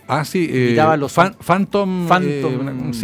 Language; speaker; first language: Spanish; native; Spanish